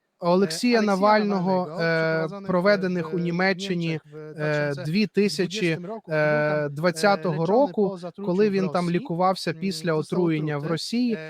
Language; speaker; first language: Ukrainian; native; Ukrainian